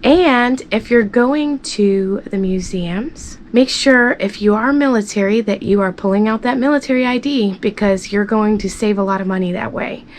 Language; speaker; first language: English; native; English